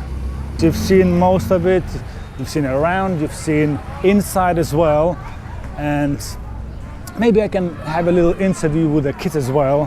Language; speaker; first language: English; non-native, fluent; Lithuanian